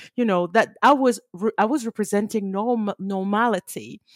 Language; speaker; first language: English; early bilingual, other home language; French